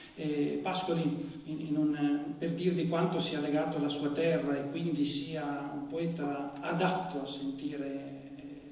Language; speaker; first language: Italian; native; Italian